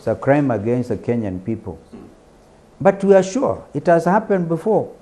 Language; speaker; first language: English; non-native, local second language; Kamba